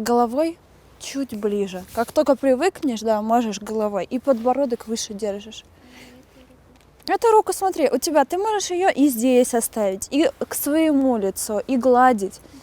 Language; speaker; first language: Russian; native; Russian